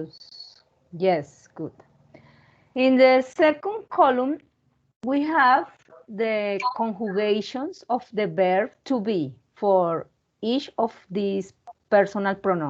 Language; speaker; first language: English; non-native, learner; Spanish